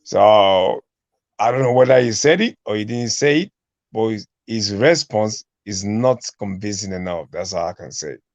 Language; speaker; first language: English; non-native, local second language; Yoruba